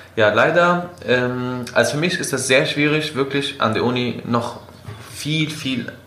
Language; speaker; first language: German; non-native, fluent; Kurdish